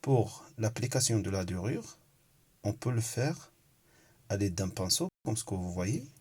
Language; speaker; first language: French; non-native, local second language; Arabic